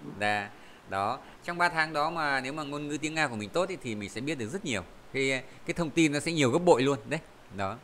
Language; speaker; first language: Vietnamese; native; Vietnamese